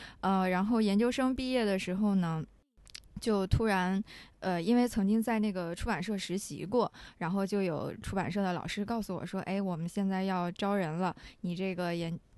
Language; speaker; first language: Chinese; native; Chinese